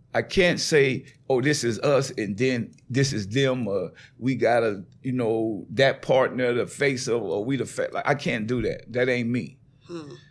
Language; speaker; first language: English; native; English